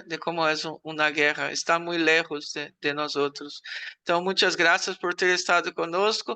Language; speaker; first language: Portuguese; non-native, learner; Spanish